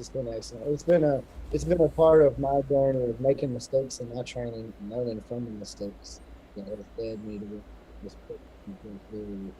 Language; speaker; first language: English; native; English